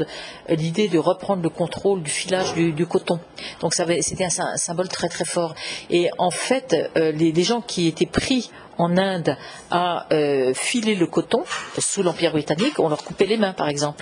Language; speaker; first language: French; native; French